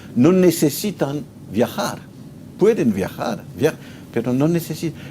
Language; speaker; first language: Spanish; non-native, fluent; French